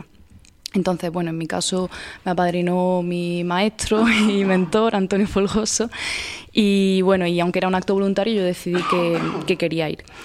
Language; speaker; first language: Spanish; native; Spanish